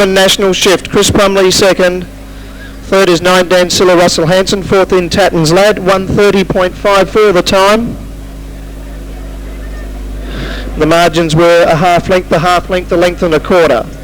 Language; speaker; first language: English; native; English